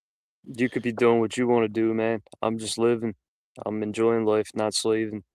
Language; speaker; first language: English; native; English